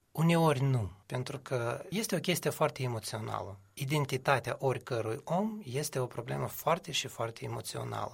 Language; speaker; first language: Romanian; non-native, fluent; Russian